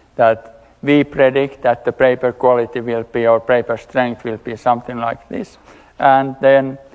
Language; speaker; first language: English; non-native, fluent; Finnish